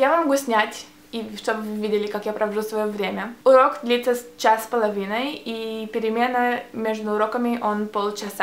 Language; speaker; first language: Russian; early bilingual, heritage; Russian